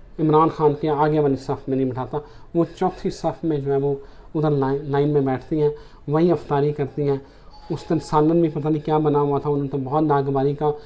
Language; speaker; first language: Urdu; native; Urdu